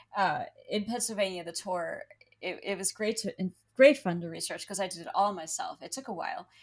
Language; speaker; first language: English; early bilingual, other home language; Spanish